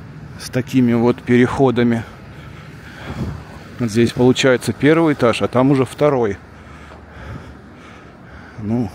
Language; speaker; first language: Russian; native; Russian